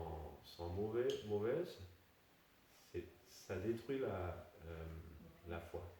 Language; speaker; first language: French; non-native, fluent; Danish